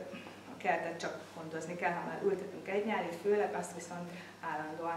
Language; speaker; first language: Hungarian; native; Hungarian